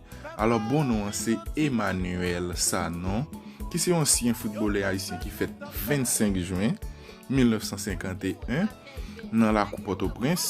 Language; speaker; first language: French; non-native, learner; Haitian Creole